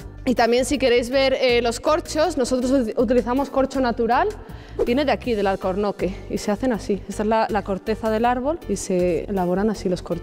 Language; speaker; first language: Spanish; native; Spanish